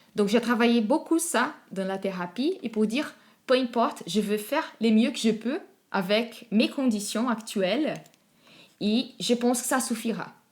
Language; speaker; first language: French; non-native, fluent; Portuguese